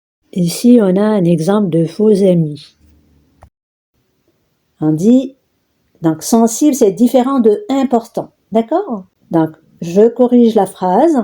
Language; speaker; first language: French; non-native, local second language; Arabic